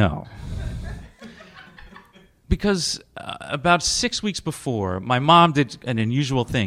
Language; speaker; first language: English; native; English